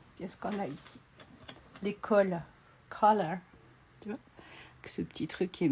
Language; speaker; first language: French; native; French